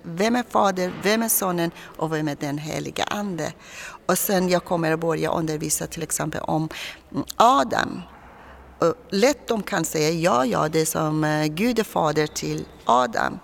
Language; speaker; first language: Swedish; non-native, fluent; Persian